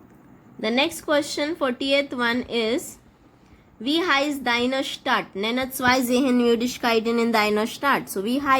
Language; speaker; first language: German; non-native, fluent; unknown